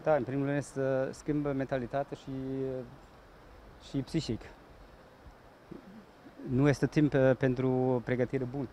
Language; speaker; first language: Romanian; non-native, learner; German